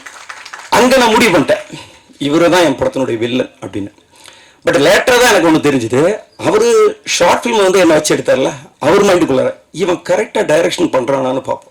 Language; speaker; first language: Tamil; native; Tamil